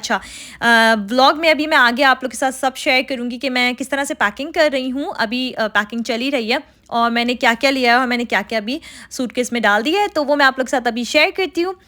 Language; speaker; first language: Hindi; native; Hindi